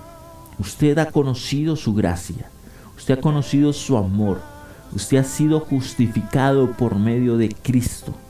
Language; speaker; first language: Spanish; native; Spanish